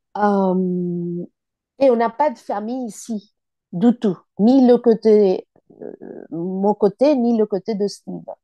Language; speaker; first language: French; non-native, fluent; Bangla